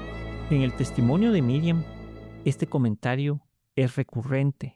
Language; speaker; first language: Spanish; native; Spanish